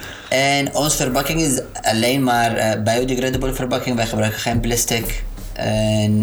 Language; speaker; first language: Dutch; non-native, learner; Arabic